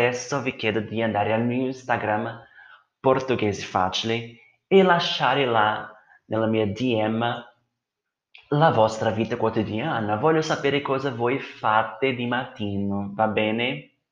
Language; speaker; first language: Italian; non-native, fluent; Portuguese